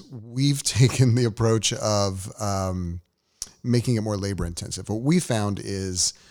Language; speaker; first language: English; native; English